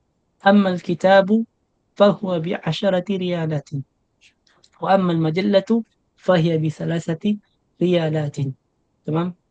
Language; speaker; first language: Arabic; non-native, fluent; Filipino